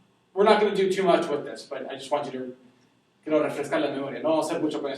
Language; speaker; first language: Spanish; non-native, fluent; English